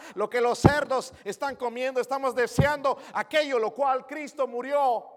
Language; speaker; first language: Spanish; native; Spanish